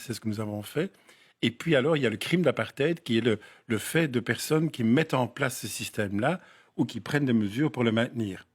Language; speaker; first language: French; native; French